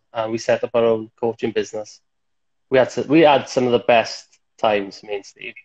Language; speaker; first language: English; native; English